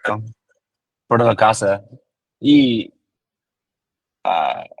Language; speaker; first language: Spanish; non-native, learner; English